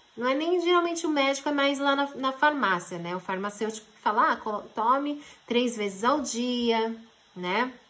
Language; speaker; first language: Portuguese; early bilingual, heritage; Japanese